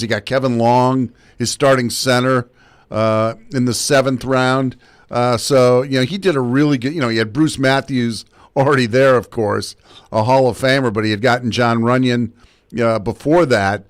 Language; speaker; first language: English; native; English